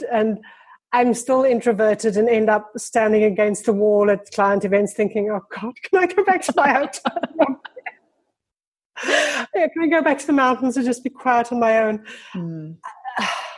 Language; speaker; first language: English; native; English